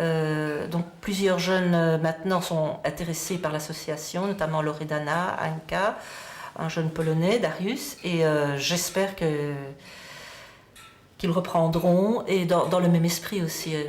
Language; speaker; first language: French; native; French